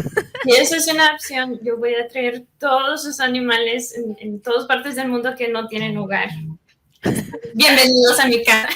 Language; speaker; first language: Spanish; non-native, fluent; English